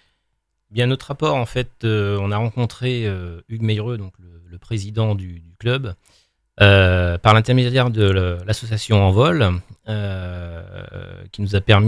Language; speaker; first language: French; native; French